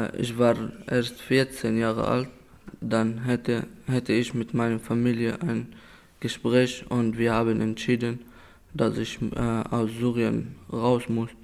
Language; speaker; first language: German; non-native, learner; Arabic